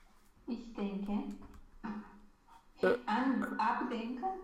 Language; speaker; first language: German; non-native, learner; Romanian